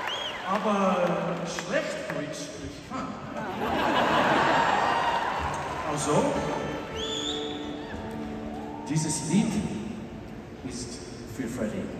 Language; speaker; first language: German; non-native, learner; English